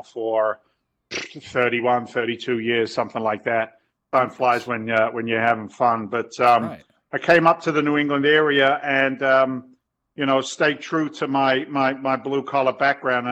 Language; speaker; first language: English; native; English